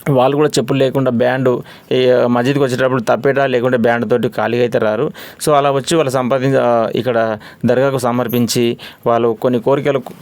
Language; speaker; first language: Telugu; native; Telugu